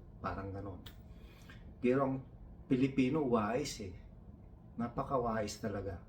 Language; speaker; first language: Filipino; non-native, local second language; Iloko